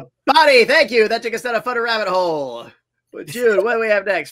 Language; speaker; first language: English; native; English